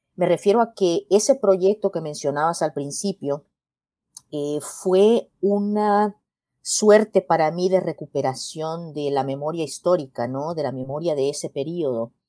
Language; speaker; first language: Spanish; native; Spanish